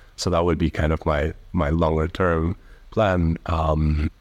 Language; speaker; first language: English; early bilingual, other home language; Albanian